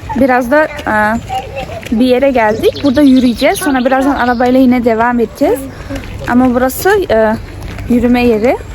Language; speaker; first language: Turkish; early bilingual, heritage; Turkish